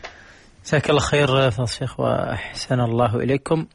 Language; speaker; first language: Arabic; native; Arabic